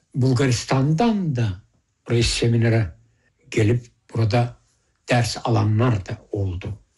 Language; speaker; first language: Turkish; early bilingual, heritage; Turkish